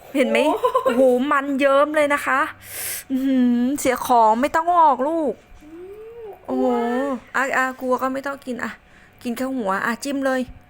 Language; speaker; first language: Thai; non-native, local second language; Northern Khmer